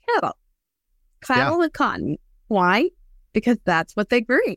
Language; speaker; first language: English; native; English